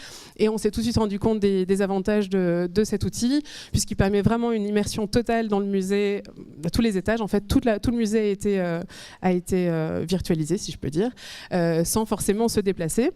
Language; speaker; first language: French; native; French